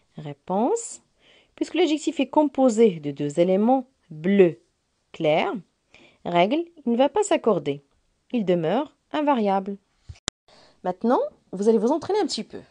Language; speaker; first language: French; non-native, local second language; Arabic